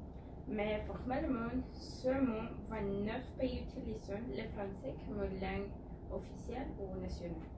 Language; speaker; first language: French; non-native, learner; Spanish